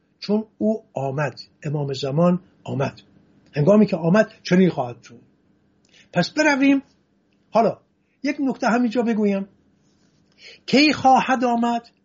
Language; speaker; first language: Persian; non-native, local second language; Assyrian Neo-Aramaic